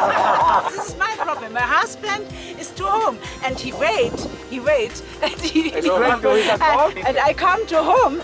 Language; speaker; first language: English; non-native, learner; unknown